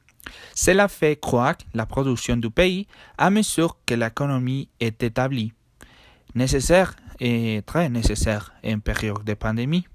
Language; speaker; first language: French; non-native, learner; Spanish